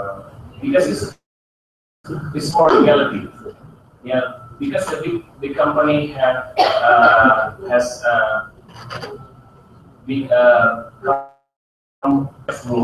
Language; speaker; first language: English; non-native, learner; Indonesian